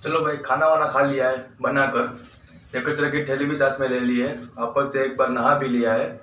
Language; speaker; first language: Hindi; non-native, local second language; Gujarati